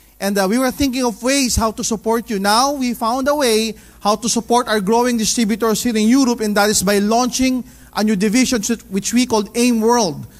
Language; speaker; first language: English; non-native, local second language; Filipino